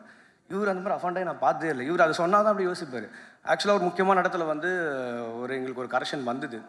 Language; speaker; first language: Tamil; native; Tamil